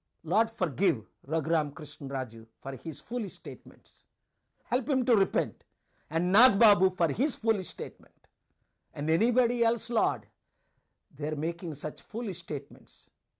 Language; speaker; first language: English; non-native, local second language; Telugu